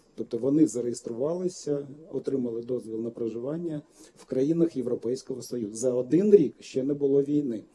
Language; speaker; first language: Ukrainian; non-native, fluent; Lithuanian